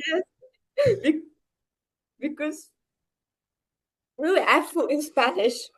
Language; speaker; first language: English; non-native, learner; Uzbek